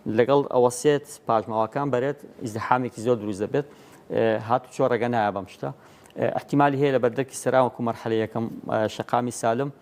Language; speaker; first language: Central Kurdish; native; Central Kurdish